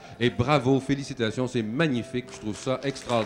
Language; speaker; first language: French; native; French